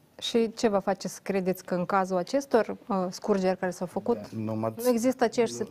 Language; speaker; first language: Romanian; native; Romanian